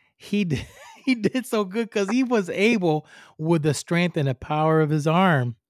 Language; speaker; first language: English; non-native, fluent; Spanish